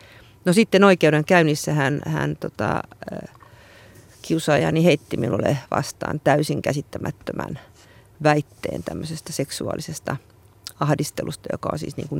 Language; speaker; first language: Finnish; native; Finnish